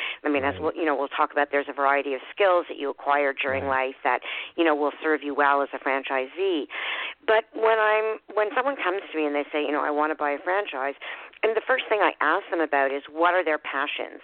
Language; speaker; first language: English; native; English